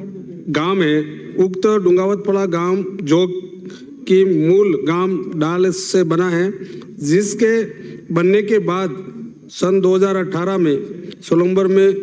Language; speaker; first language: Hindi; native; Hindi